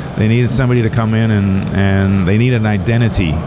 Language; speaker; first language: English; native; English